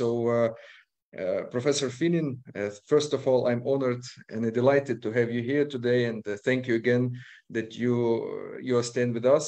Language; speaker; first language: English; non-native, fluent; Ukrainian